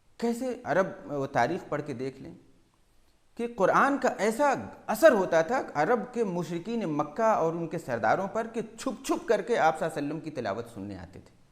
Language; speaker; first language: Urdu; native; Urdu